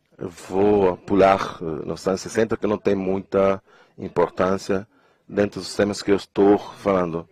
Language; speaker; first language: Portuguese; non-native, fluent; Spanish